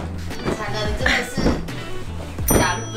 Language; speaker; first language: Chinese; non-native, fluent; Japanese